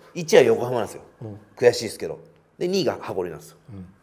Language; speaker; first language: Japanese; native; Japanese